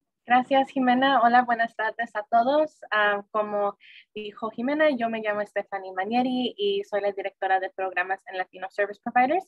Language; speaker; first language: Spanish; early bilingual, other home language; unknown